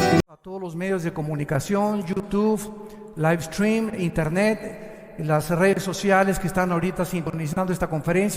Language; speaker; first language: Spanish; native; Spanish